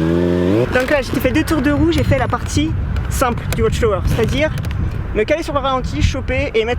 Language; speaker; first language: French; native; French